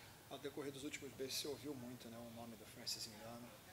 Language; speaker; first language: Portuguese; native; Portuguese